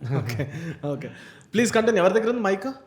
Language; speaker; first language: Telugu; native; Telugu